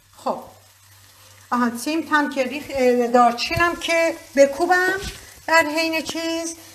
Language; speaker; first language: Persian; native; Persian